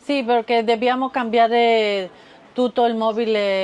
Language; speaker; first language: Italian; non-native, learner; English